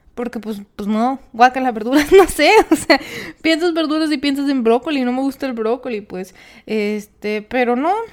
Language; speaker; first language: Spanish; native; Spanish